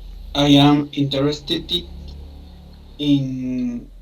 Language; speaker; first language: English; non-native, learner; Spanish